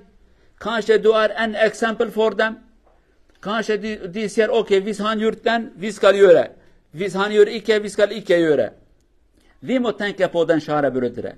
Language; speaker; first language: Norwegian; non-native, learner; Kurdish